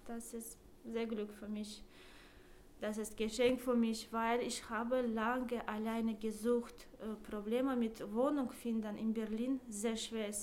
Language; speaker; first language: German; non-native, learner; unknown